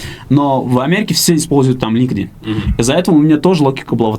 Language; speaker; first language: Russian; non-native, local second language; Uzbek